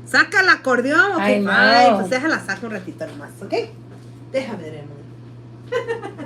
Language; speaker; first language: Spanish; early bilingual, other home language; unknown